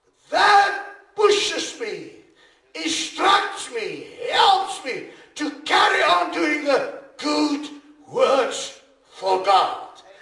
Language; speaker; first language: English; non-native, local second language; Afrikaans